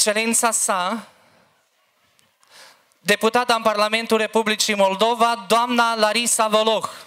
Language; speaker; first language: Romanian; native; Romanian